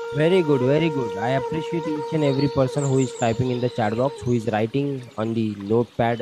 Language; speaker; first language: English; non-native, local second language; Marathi